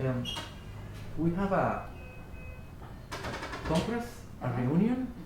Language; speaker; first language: English; non-native, learner; Spanish